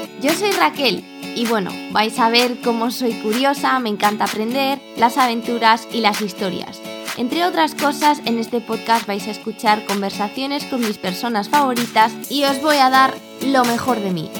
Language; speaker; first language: Spanish; native; Spanish